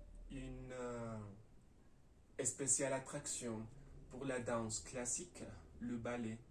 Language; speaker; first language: French; non-native, learner; Spanish